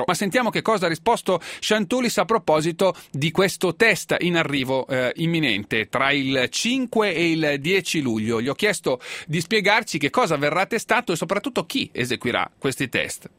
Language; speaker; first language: Italian; native; Italian